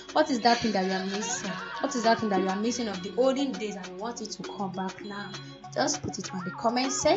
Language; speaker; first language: English; non-native, local second language; Yoruba